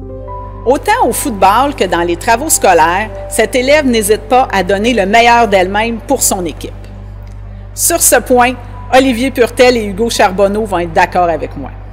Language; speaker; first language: French; native; French